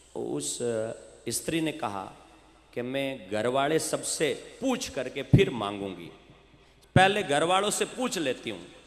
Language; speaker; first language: Hindi; native; Hindi